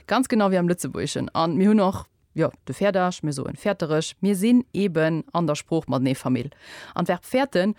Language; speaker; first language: Luxembourgish; native; Luxembourgish